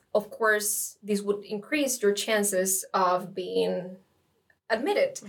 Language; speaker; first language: English; non-native, fluent; Spanish